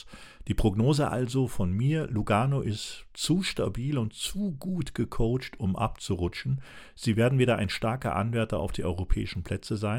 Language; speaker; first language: German; native; German